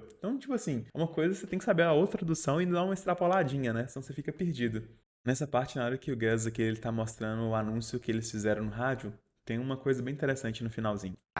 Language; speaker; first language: Portuguese; native; Portuguese